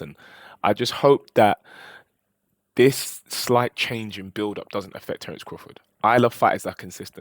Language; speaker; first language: English; native; English